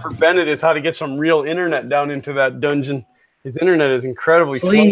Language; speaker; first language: English; native; English